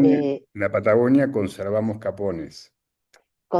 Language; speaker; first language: Spanish; native; Spanish